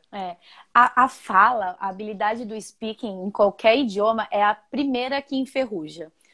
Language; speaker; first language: Portuguese; native; Portuguese